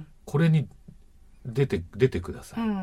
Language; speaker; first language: Japanese; native; Japanese